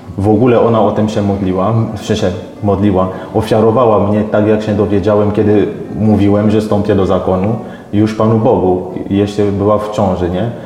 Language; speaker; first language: Polish; non-native, fluent; French